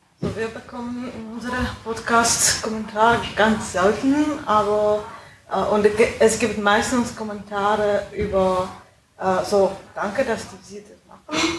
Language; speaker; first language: German; non-native, fluent; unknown